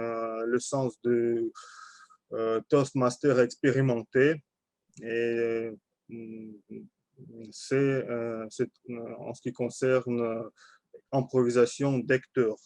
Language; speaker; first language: French; non-native, learner; Russian